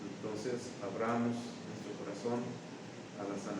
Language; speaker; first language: Spanish; native; Spanish